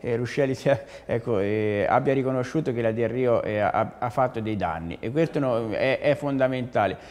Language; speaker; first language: Italian; native; Italian